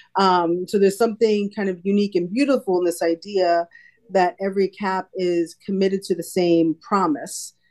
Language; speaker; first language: English; native; English